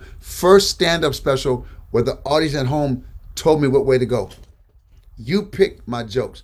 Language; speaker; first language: English; native; English